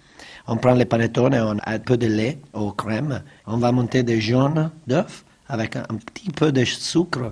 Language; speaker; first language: French; non-native, fluent; Italian